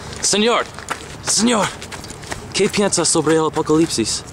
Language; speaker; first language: Spanish; non-native, learner; English